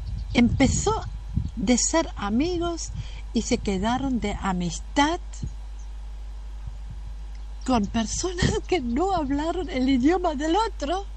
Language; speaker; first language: Spanish; non-native, fluent; German